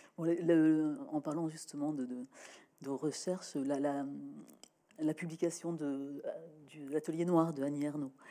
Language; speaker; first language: French; native; French